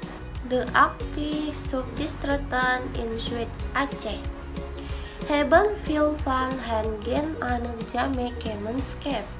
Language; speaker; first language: Dutch; non-native, learner; Indonesian